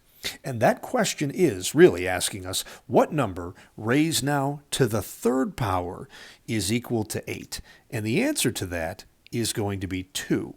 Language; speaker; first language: English; native; English